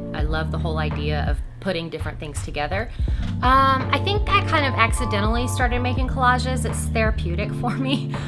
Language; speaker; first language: English; native; English